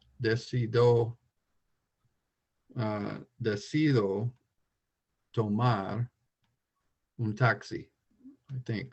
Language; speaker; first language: Spanish; non-native, learner; English